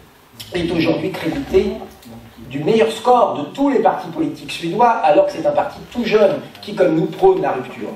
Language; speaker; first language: French; native; French